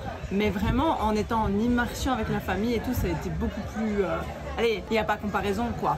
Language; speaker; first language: French; native; French